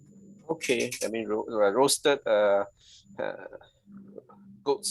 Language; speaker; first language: English; non-native, local second language; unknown